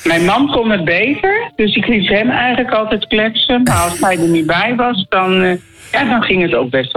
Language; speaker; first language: Dutch; native; Dutch